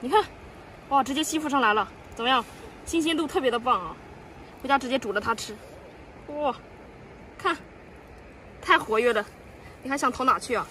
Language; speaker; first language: Chinese; native; Chinese